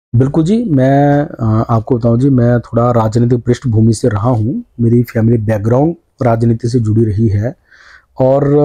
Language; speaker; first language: Hindi; native; Hindi